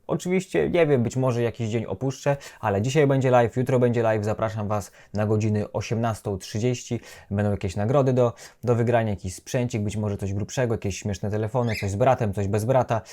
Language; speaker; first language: Polish; native; Polish